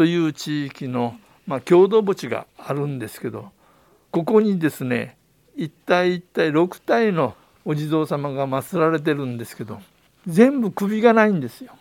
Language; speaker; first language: Japanese; native; Japanese